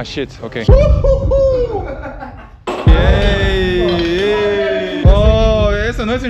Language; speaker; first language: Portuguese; non-native, learner; English